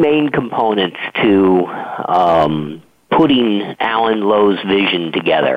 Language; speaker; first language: English; native; English